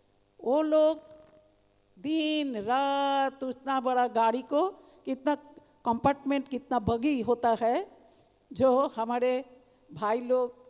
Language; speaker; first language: Hindi; non-native, local second language; Bangla